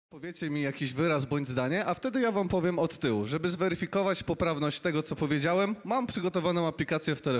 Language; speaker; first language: Polish; native; Polish